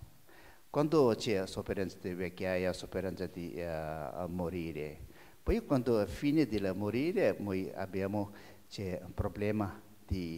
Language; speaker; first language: Italian; non-native, learner; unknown